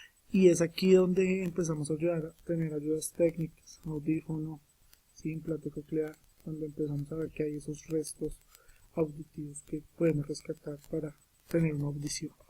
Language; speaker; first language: Spanish; native; Spanish